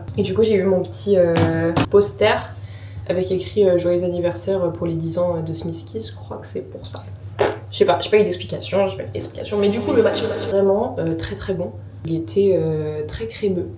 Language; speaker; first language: French; native; French